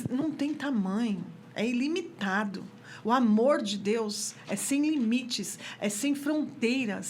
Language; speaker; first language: Portuguese; native; Portuguese